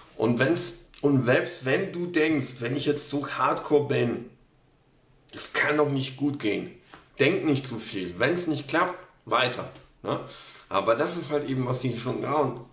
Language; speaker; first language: German; non-native, fluent; Polish